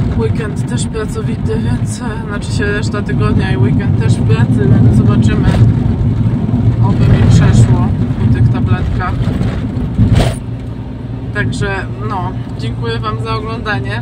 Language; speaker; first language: Polish; native; Polish